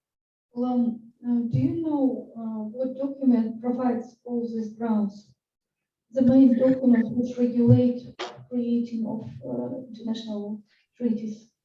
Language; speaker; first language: English; non-native, fluent; Russian